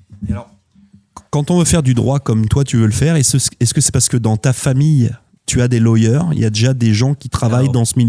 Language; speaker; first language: French; native; French